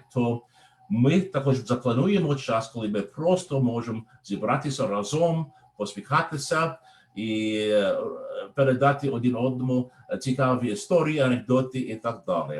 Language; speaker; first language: Ukrainian; non-native, learner; English